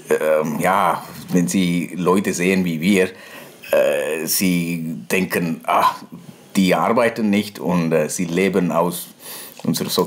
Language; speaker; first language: German; non-native, fluent; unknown